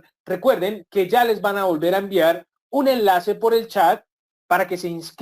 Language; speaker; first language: Spanish; native; Spanish